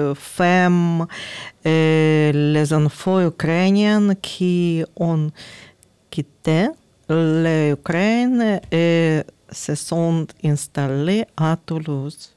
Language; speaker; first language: French; non-native, learner; Ukrainian